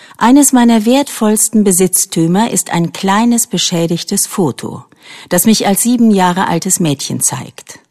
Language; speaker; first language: German; native; German